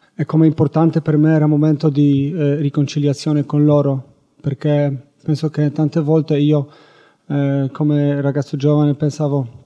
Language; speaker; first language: Italian; non-native, fluent; Polish